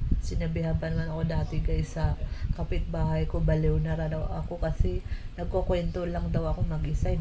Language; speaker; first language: Filipino; non-native, local second language; Cebuano